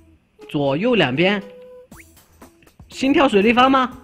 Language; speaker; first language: Chinese; native; Chinese